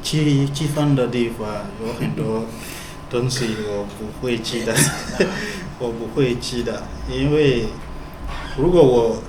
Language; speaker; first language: Chinese; non-native, fluent; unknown